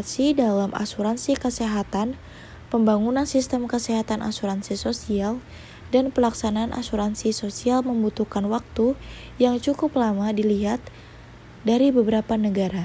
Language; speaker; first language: Indonesian; native; Indonesian